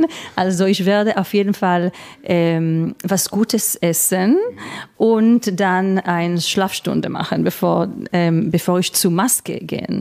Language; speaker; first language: German; non-native, fluent; Hebrew